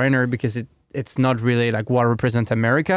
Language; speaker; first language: English; non-native, fluent; French